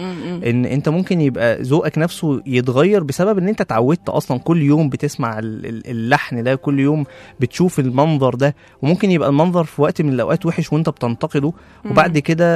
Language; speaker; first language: Arabic; native; Arabic